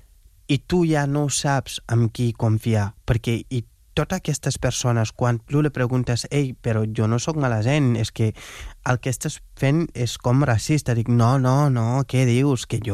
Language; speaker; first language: Catalan; non-native, fluent; Wolof